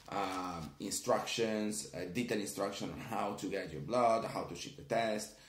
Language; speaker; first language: English; non-native, fluent; Italian